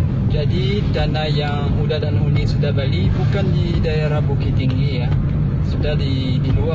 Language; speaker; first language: Indonesian; non-native, learner; French